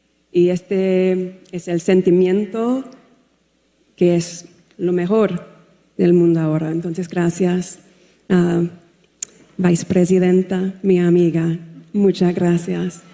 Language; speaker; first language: Spanish; non-native, learner; English